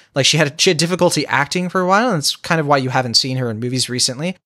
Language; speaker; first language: English; native; English